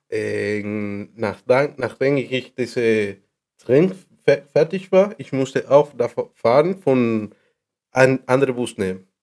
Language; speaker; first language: German; non-native, learner; Spanish